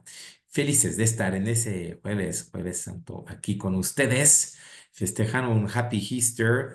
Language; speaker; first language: Spanish; native; Spanish